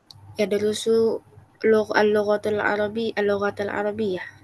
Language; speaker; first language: Arabic; non-native, learner; Indonesian